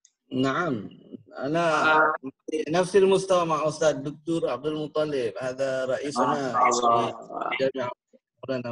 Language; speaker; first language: Arabic; non-native, fluent; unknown